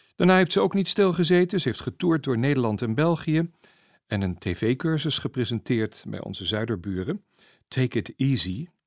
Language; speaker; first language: Dutch; native; Dutch